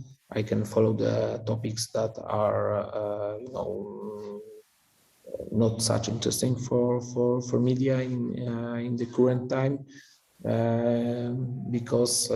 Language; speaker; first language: English; non-native, fluent; Polish